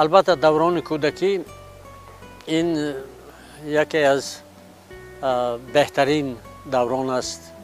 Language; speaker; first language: Persian; non-native, local second language; Shughni